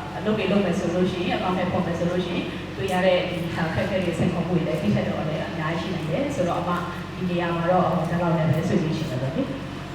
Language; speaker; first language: Burmese; non-native, local second language; Shwe Palaung